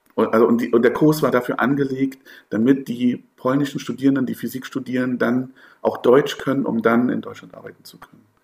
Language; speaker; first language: German; native; German